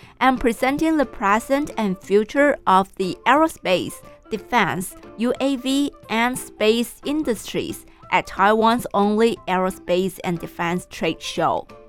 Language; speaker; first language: English; non-native, fluent; Chinese